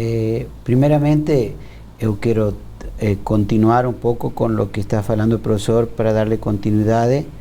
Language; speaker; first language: Portuguese; non-native, fluent; Spanish